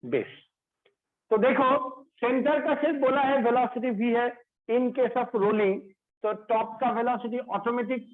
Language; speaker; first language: Hindi; non-native, local second language; Bangla